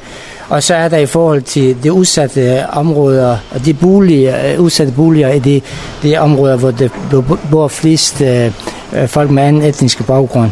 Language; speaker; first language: Danish; non-native, fluent; Persian